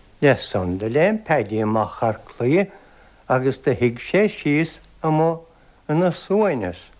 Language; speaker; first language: Irish; native; Irish